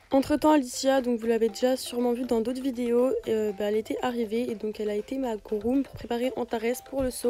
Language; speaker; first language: French; native; French